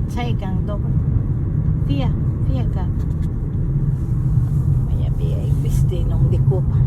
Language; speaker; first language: Danish; non-native, learner; Filipino